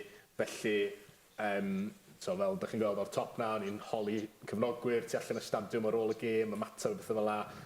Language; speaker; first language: Welsh; native; Welsh